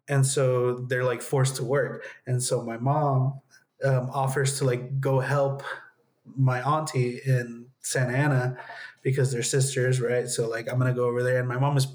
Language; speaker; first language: English; native; English